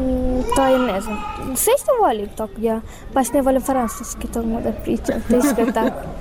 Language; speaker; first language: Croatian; non-native, learner; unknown